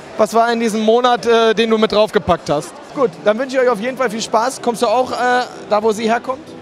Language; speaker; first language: German; native; German